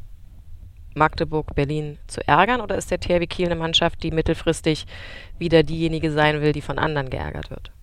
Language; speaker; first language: German; native; German